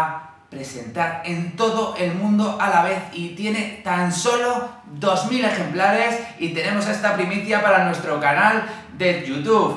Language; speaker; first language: Spanish; native; Spanish